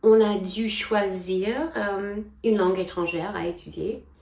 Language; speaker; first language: French; non-native, fluent; English